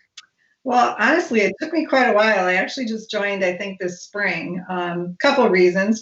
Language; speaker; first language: English; native; English